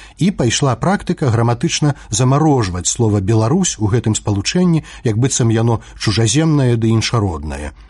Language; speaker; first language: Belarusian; native; Belarusian